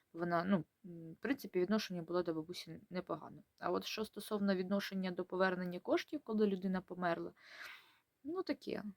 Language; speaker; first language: Ukrainian; non-native, local second language; Russian